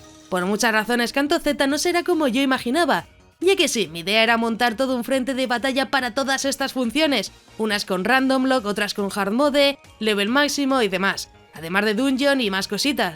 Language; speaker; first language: Spanish; native; Spanish